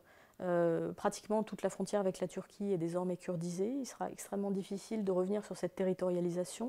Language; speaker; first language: French; native; French